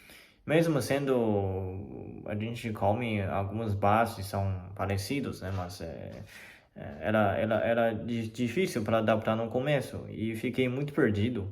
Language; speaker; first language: Portuguese; non-native, fluent; Chinese